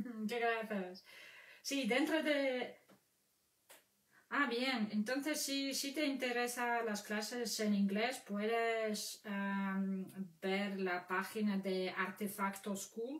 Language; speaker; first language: Spanish; non-native, fluent; Russian